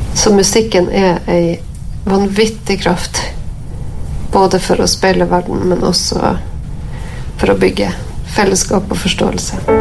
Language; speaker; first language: Norwegian; native; Norwegian